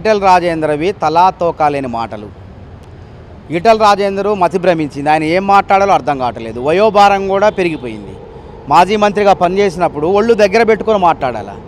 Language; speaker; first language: Telugu; native; Telugu